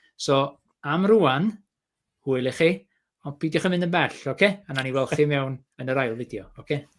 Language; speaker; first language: Welsh; native; Welsh